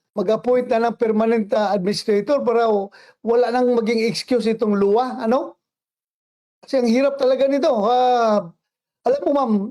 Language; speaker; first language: Filipino; non-native, local second language; Cebuano